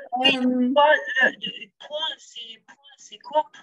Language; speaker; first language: French; non-native, learner; German